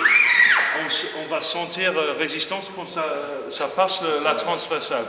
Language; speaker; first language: French; non-native, fluent; English